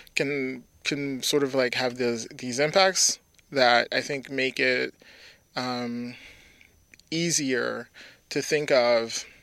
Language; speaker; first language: English; early bilingual, other home language; French